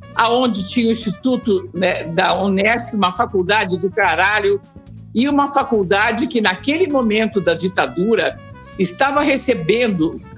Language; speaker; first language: Portuguese; native; Portuguese